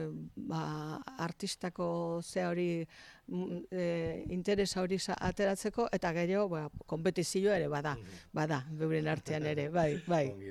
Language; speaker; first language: Basque; native; Basque